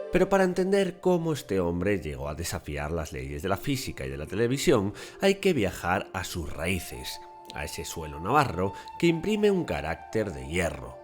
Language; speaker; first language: Spanish; native; Spanish